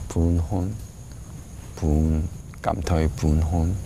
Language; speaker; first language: Vietnamese; non-native, learner; English